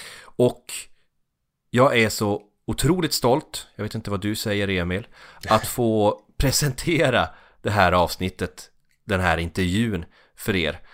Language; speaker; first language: Swedish; native; Swedish